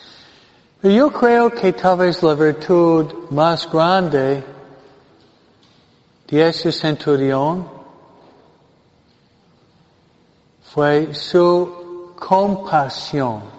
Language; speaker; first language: Spanish; non-native, fluent; English